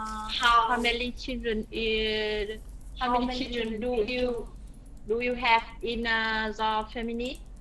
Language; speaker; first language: English; non-native, learner; Vietnamese